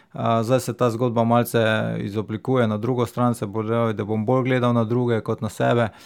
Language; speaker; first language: Slovenian; native; Slovenian